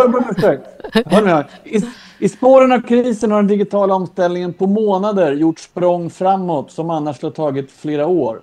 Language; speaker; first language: Swedish; native; Swedish